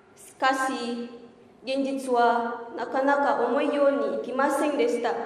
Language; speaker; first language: Japanese; non-native, fluent; Indonesian